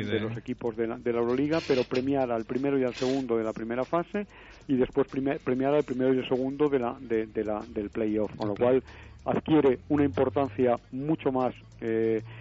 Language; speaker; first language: Spanish; native; Spanish